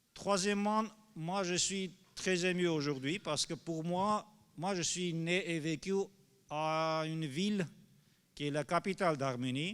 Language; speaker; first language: French; non-native, fluent; Armenian